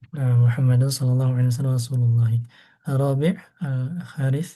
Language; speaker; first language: Arabic; non-native, fluent; Indonesian